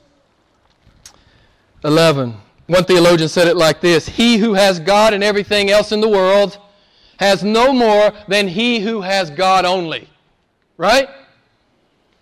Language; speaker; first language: English; native; English